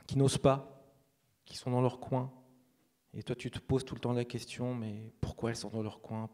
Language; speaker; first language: French; native; French